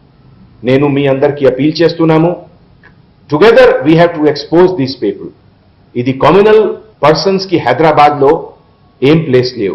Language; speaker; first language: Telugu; non-native, fluent; Hindi